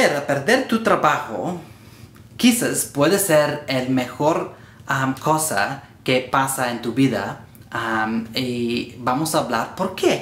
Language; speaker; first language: Spanish; non-native, learner; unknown